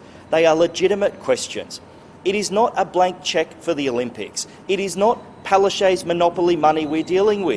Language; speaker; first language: English; native; English